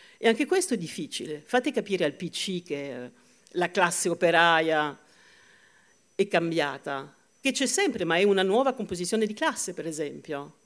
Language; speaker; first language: Italian; non-native, fluent; French